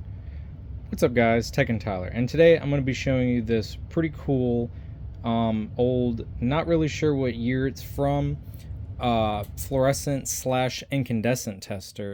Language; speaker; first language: English; native; English